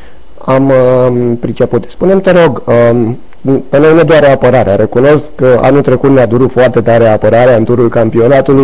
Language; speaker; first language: Romanian; native; Romanian